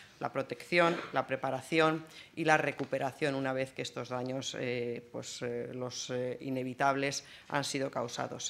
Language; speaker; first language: Spanish; native; Spanish